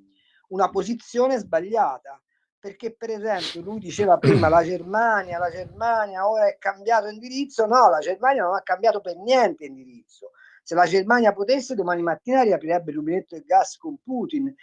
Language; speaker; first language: Italian; native; Italian